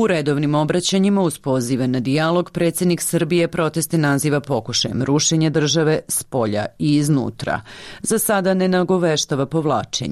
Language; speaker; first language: Serbian; native; Serbian